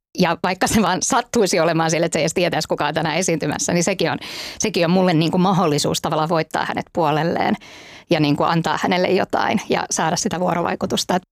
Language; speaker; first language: Finnish; native; Finnish